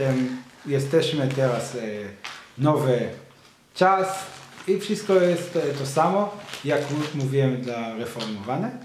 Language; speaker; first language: Polish; non-native, learner; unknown